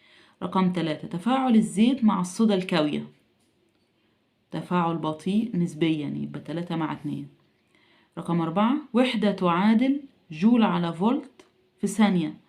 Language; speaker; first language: Arabic; native; Arabic